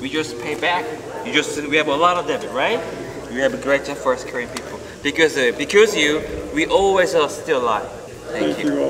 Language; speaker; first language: English; non-native, learner; Korean